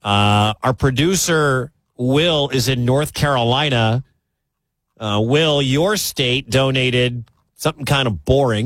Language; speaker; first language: English; native; English